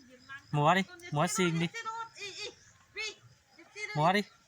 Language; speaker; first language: Vietnamese; non-native, local second language; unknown